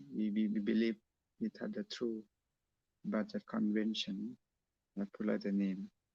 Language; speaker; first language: English; non-native, learner; Thai